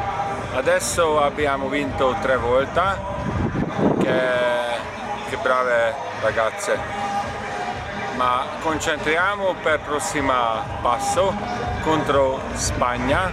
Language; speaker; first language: Italian; non-native, learner; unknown